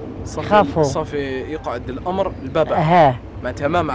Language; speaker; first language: Arabic; native; Arabic